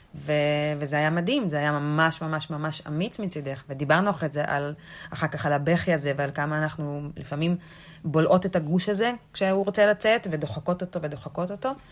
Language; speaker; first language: Hebrew; early bilingual, other home language; Russian